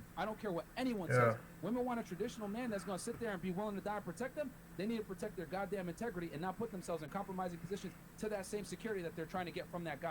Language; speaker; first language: English; native; English